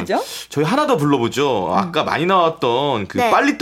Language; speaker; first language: Korean; native; Korean